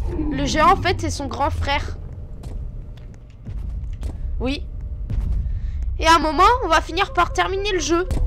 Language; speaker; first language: French; native; French